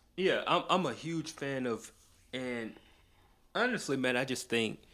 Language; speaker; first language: English; native; English